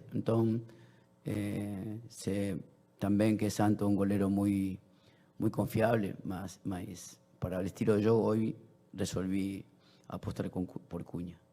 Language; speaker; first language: Portuguese; non-native, learner; Spanish